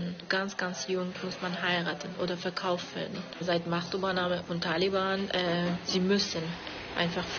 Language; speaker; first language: German; non-native, fluent; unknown